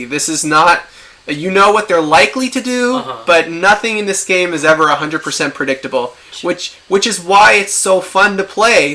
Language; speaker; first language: English; native; English